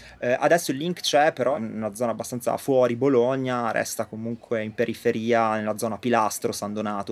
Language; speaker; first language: Italian; native; Italian